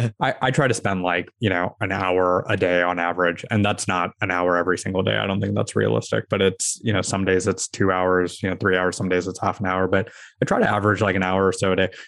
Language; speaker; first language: English; early bilingual, other home language; Hindi